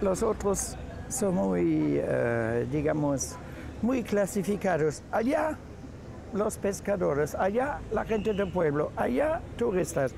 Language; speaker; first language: Spanish; non-native, fluent; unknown